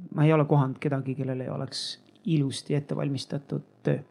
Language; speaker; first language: Estonian; native; Estonian